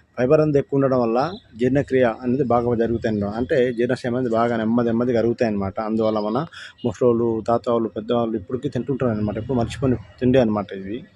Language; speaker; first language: Telugu; non-native, local second language; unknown